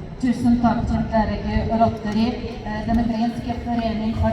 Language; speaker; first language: Norwegian; non-native, fluent; Ukrainian